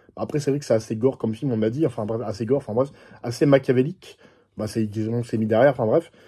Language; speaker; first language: French; native; French